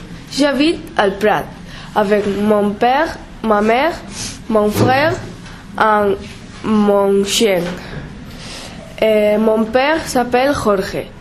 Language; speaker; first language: French; non-native, learner; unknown